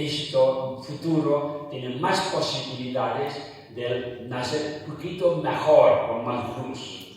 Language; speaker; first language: Spanish; non-native, fluent; Tibetan